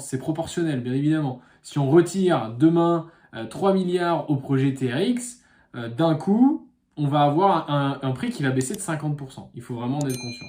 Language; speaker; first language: French; native; French